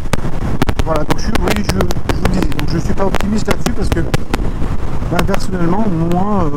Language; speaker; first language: French; native; French